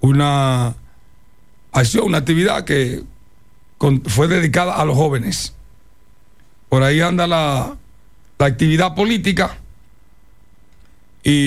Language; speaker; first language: Spanish; native; Spanish